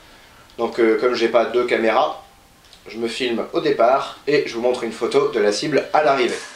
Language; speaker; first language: French; native; French